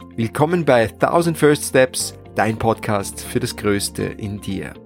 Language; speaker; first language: German; native; German